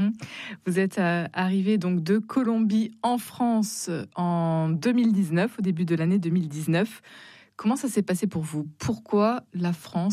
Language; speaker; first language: French; native; French